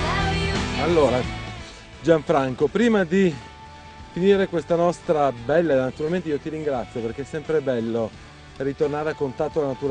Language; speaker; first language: Italian; native; Italian